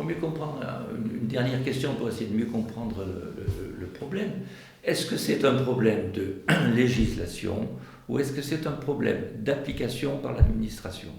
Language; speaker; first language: French; native; French